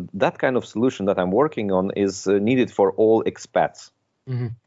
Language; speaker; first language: English; non-native, fluent; Russian